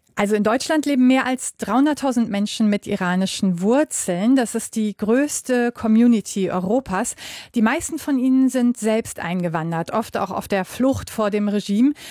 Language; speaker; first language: German; native; German